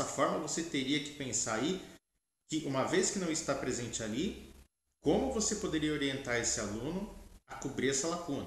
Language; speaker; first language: Portuguese; native; Portuguese